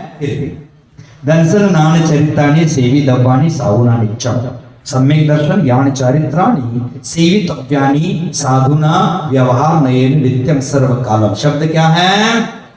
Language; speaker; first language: Hindi; non-native, local second language; Marathi